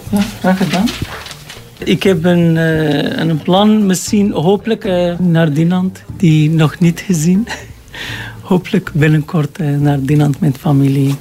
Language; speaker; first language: Dutch; non-native, learner; Arabic